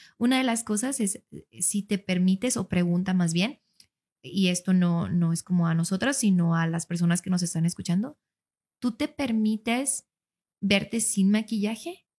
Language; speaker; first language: Spanish; native; Spanish